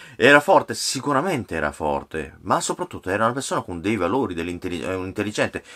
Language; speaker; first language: Italian; non-native, fluent; Korean